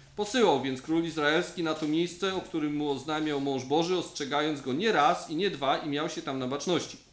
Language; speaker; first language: Polish; native; Polish